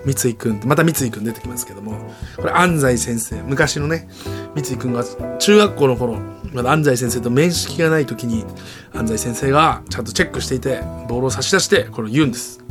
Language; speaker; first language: Japanese; native; Japanese